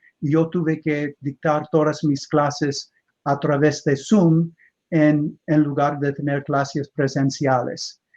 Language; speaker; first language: Spanish; non-native, fluent; English